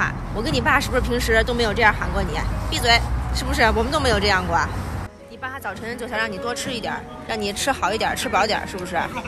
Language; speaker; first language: Chinese; native; Chinese